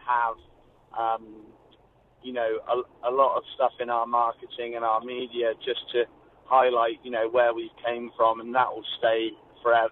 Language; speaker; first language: English; native; English